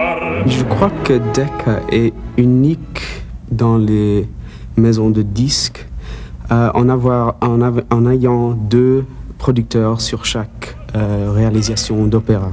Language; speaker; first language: French; non-native, fluent; English